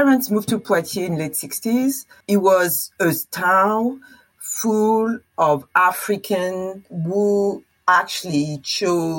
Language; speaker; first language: English; non-native, fluent; French